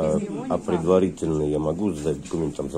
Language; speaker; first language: Russian; native; Russian